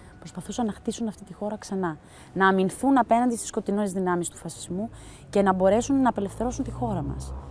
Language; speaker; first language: Greek; early bilingual, heritage; Greek